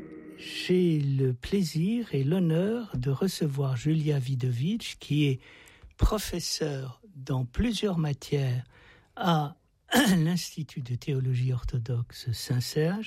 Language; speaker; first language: French; native; French